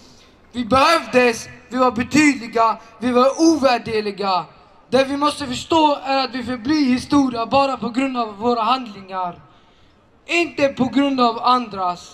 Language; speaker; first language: Swedish; early bilingual, other home language; Assyrian Neo-Aramaic